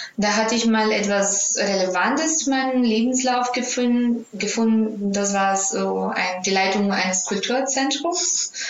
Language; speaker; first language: German; non-native, fluent; Greek